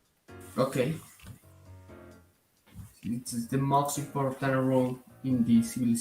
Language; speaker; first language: English; non-native, learner; Spanish